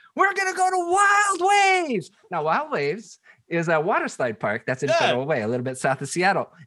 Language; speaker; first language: English; native; English